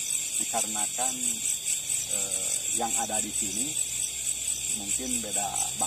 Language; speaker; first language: Indonesian; native; Indonesian